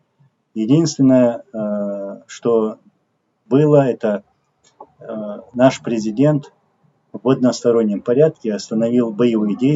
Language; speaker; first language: Russian; non-native, local second language; Chechen